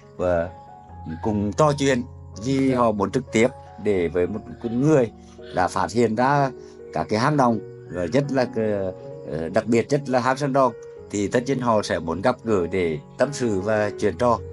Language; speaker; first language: Vietnamese; native; Vietnamese